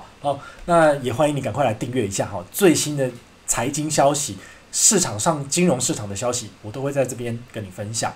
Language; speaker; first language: Chinese; native; Chinese